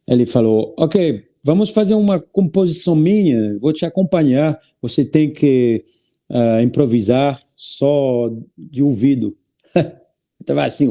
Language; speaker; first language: Portuguese; non-native, learner; French